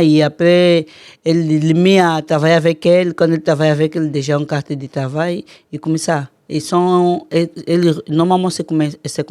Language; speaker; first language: French; non-native, learner; Portuguese